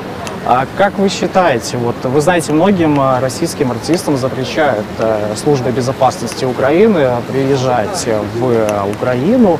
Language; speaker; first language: Russian; native; Russian